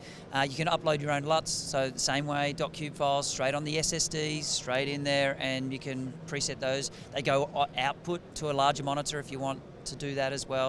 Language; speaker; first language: English; native; English